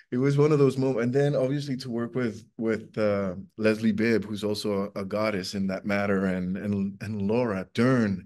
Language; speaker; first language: English; non-native, fluent; Spanish